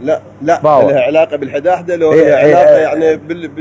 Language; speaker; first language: Arabic; native; Arabic